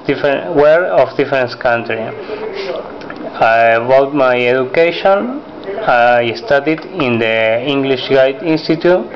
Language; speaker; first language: English; non-native, learner; Spanish